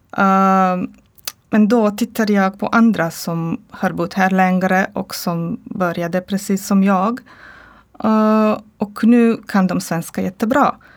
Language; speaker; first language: Swedish; non-native, learner; Croatian